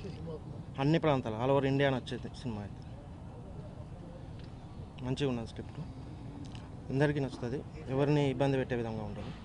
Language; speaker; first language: Telugu; native; Telugu